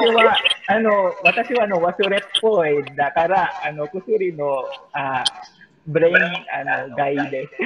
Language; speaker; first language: Japanese; non-native, learner; Filipino